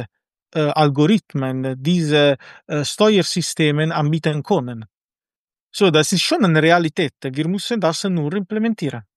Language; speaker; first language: German; non-native, fluent; Italian